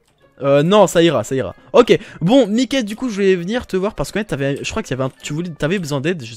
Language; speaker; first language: French; native; French